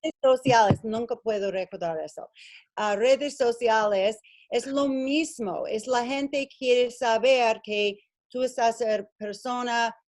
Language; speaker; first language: Spanish; non-native, learner; English